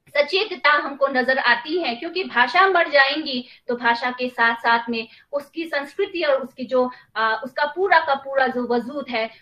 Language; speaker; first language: Hindi; non-native, local second language; Nepali